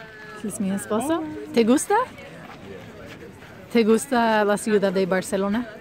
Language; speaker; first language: Spanish; non-native, fluent; English